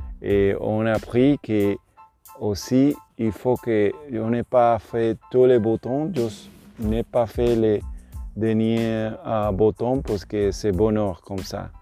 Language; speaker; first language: French; non-native, learner; Spanish